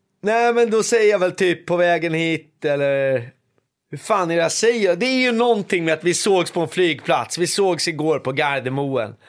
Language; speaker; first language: Swedish; native; Swedish